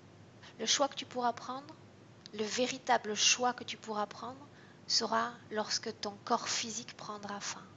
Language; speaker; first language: French; native; French